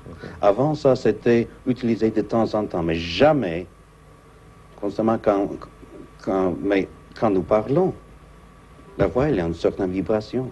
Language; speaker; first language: French; non-native, fluent; English